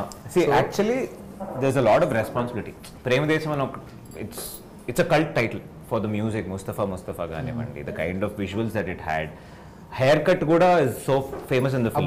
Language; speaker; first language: Telugu; native; Telugu